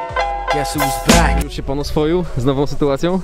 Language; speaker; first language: Polish; native; Polish